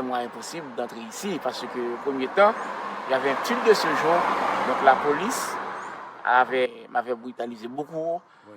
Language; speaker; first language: French; non-native, local second language; Haitian Creole